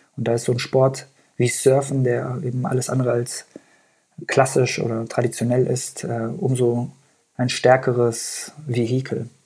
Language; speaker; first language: German; early bilingual, other home language; Persian